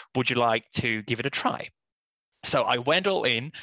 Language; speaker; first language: English; non-native, fluent; Spanish